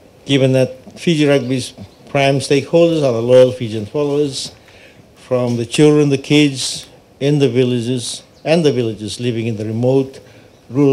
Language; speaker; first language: English; non-native, local second language; Fijian